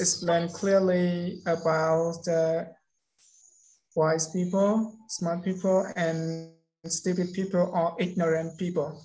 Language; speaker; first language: English; non-native, learner; Khmer